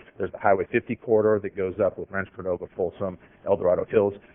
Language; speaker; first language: English; native; English